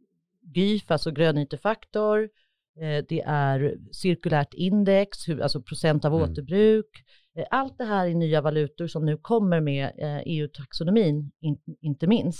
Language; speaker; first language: Swedish; native; Swedish